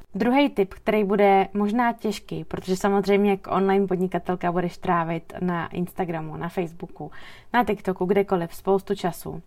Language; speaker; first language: Czech; native; Czech